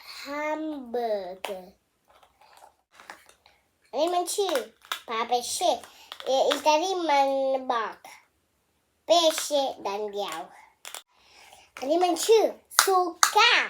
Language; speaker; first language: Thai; early bilingual, heritage; Thai